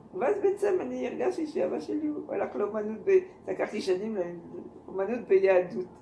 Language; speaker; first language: Hebrew; non-native, fluent; French